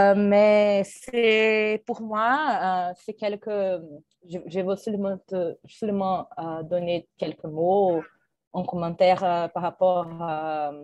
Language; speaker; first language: French; non-native, fluent; Portuguese